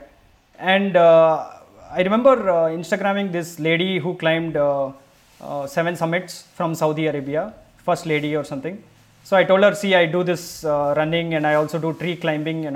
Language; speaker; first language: English; non-native, local second language; Kannada